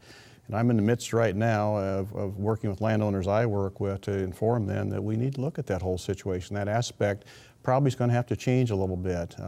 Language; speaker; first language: English; native; English